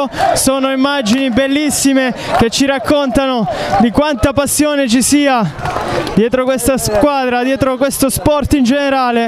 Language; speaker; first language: Italian; native; Italian